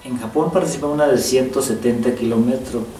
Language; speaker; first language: Spanish; non-native, local second language; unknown